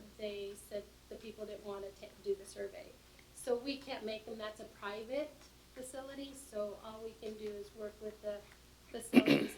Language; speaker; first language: English; native; English